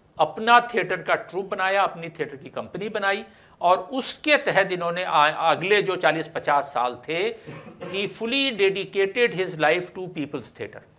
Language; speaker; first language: Urdu; native; Urdu